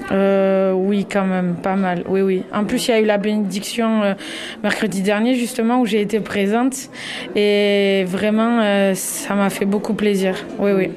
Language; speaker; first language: French; native; French